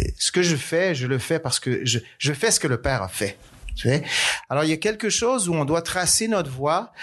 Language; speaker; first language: French; native; French